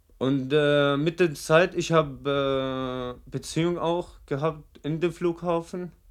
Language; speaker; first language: German; non-native, fluent; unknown